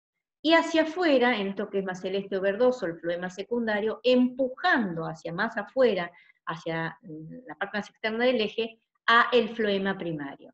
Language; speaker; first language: Spanish; native; Spanish